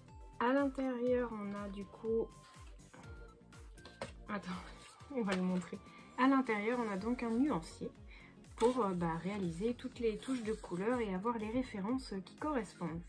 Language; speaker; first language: French; native; French